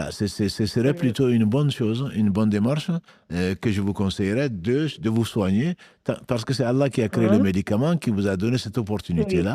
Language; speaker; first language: French; native; French